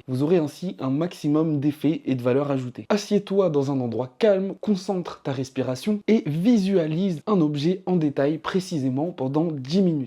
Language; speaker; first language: French; native; French